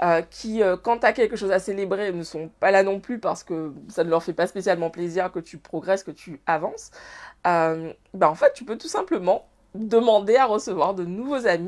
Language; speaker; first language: French; native; French